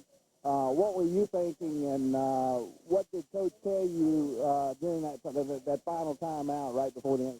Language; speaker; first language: English; native; English